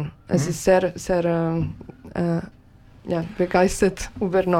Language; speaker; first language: German; non-native, learner; Japanese